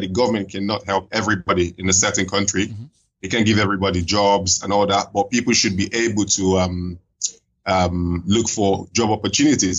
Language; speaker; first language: English; non-native, local second language; Igbo